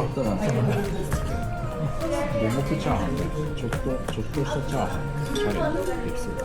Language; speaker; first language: Japanese; native; Japanese